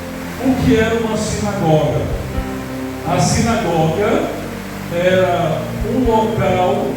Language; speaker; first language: Portuguese; native; Portuguese